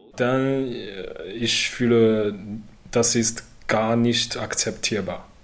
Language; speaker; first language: German; non-native, learner; Chinese